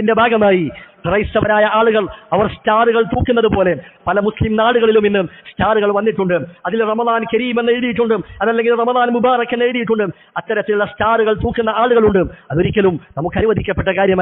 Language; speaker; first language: Malayalam; native; Malayalam